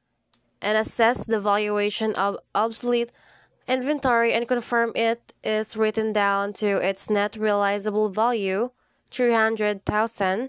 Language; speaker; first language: English; non-native, local second language; Cebuano